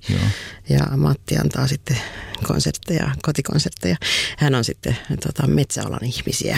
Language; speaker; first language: Finnish; native; Finnish